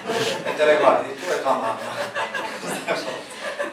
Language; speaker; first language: Italian; native; Italian